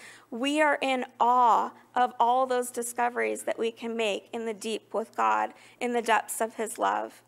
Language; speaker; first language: English; native; English